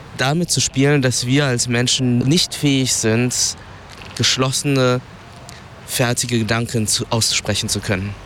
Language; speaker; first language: German; early bilingual, other home language; Vietnamese